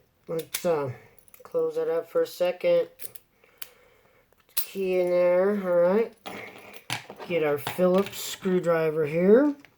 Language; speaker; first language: English; native; English